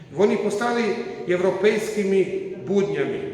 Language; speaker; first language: Ukrainian; non-native, learner; Croatian